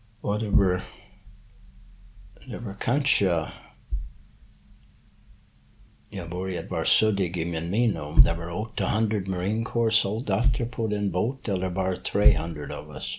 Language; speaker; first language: Swedish; early bilingual, heritage; English